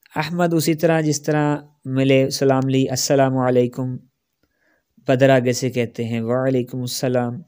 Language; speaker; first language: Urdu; non-native, local second language; Punjabi